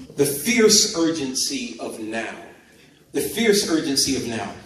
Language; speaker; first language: English; native; English